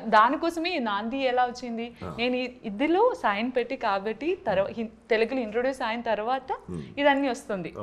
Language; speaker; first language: Telugu; non-native, learner; Malayalam